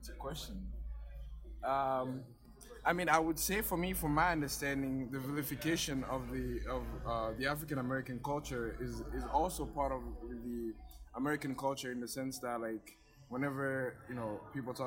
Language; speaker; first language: English; non-native, fluent; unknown